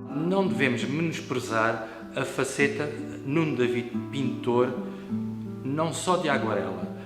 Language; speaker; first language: Portuguese; native; Portuguese